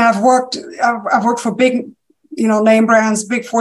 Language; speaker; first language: English; non-native, fluent; German